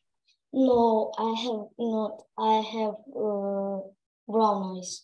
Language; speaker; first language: English; non-native, learner; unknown